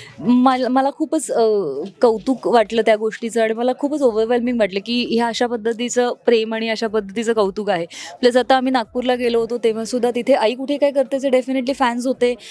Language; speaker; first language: Marathi; native; Marathi